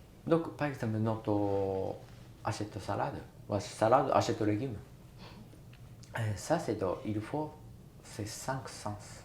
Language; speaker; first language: French; non-native, learner; Japanese